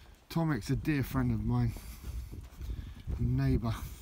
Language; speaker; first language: English; native; English